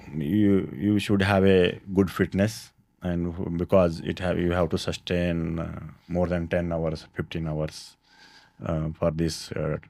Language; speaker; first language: English; non-native, local second language; Kannada